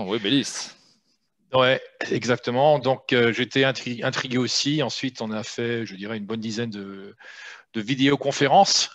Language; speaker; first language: French; native; French